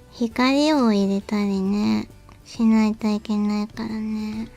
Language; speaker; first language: Japanese; native; Japanese